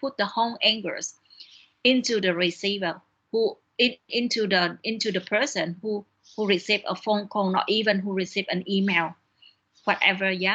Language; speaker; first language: English; non-native, local second language; Vietnamese